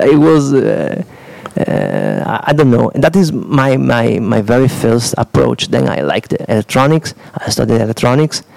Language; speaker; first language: English; non-native, fluent; Italian